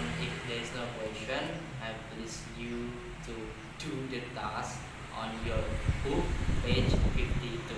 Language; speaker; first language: English; non-native, learner; Indonesian